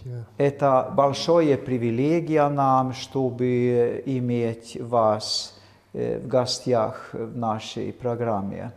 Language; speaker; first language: Russian; non-native, fluent; Swedish